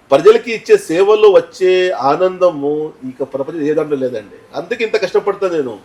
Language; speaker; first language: Telugu; non-native, fluent; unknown